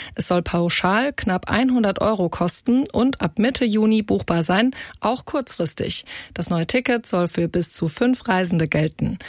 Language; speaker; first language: German; native; German